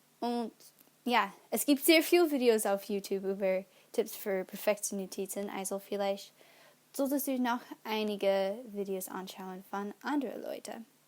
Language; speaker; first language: German; non-native, learner; English